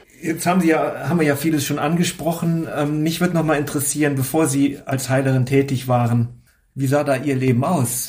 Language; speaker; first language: German; native; German